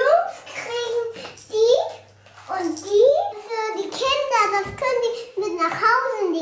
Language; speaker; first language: German; native; German